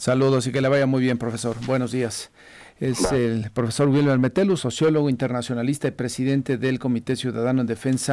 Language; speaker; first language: Spanish; native; Spanish